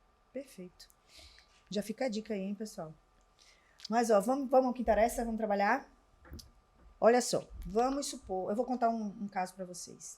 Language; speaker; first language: Portuguese; native; Portuguese